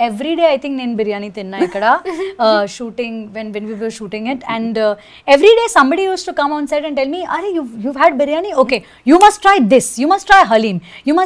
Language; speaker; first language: Telugu; non-native, learner; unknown